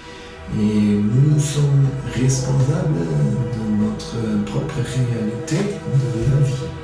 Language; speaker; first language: French; non-native, fluent; German